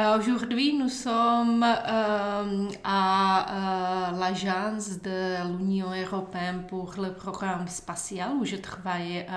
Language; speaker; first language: French; non-native, learner; Czech